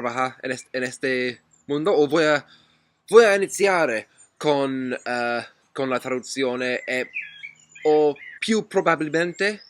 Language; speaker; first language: Italian; non-native, learner; English